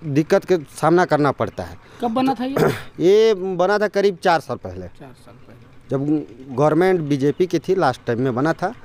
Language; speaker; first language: Hindi; native; Hindi